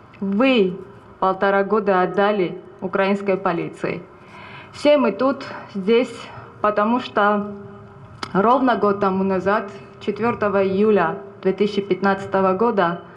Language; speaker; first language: Russian; non-native, fluent; Georgian